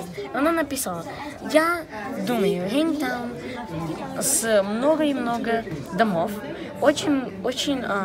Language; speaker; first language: Russian; early bilingual, heritage; Russian